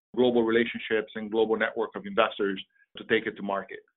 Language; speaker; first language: English; non-native, fluent; Portuguese